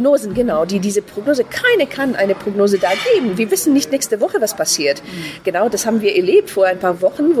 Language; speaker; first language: German; non-native, fluent; Persian